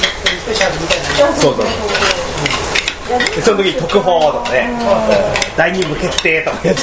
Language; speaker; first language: Japanese; native; Japanese